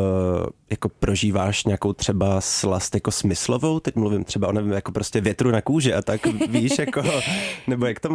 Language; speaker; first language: Czech; native; Czech